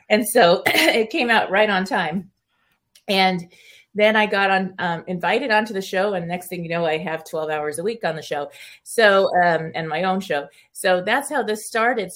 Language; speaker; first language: English; early bilingual, other home language; Spanish